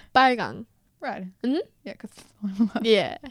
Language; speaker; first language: English; early bilingual, other home language; Telugu